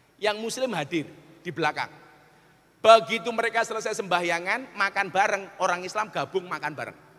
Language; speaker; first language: Indonesian; non-native, local second language; Javanese